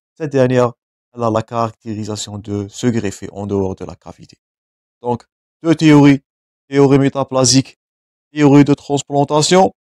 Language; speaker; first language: French; non-native, local second language; Arabic